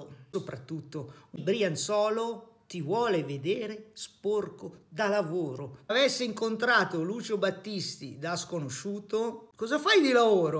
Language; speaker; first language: Italian; native; Italian